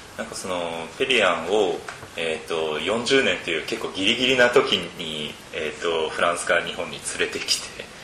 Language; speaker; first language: Japanese; native; Japanese